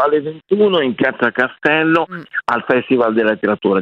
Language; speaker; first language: Italian; native; Italian